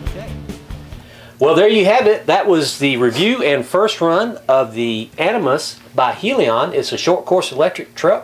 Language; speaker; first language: English; native; English